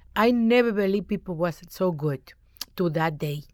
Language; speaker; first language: English; non-native, learner; Spanish